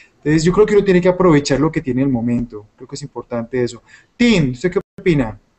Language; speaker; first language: Spanish; native; Spanish